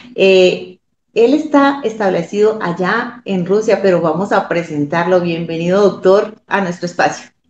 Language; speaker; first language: Spanish; native; Spanish